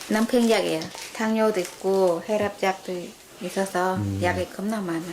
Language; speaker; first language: Korean; non-native, learner; Khmer